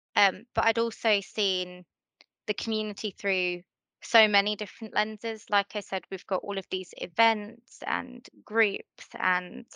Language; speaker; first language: English; native; English